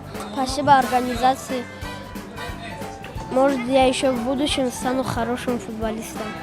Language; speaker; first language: Russian; non-native, local second language; Tajik